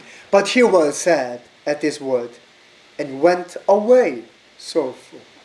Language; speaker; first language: English; non-native, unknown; Korean